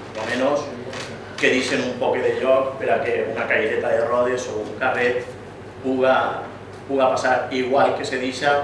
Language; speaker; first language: Catalan; native; Catalan